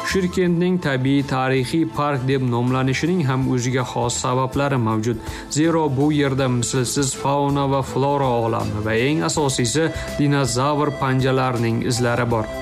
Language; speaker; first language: Uzbek; native; Uzbek